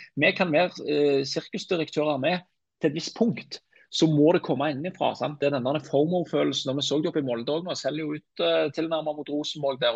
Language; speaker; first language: Norwegian; native; Norwegian